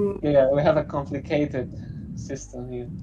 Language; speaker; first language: English; non-native, learner; Arabic